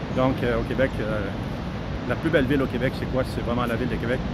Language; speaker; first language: French; native; French